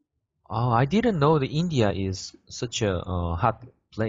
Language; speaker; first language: English; non-native, learner; Korean